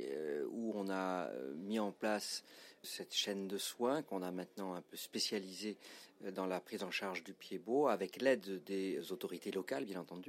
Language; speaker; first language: French; native; French